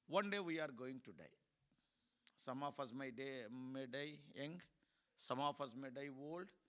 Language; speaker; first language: English; non-native, local second language; Telugu